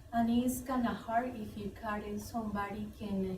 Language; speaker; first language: English; non-native, learner; Spanish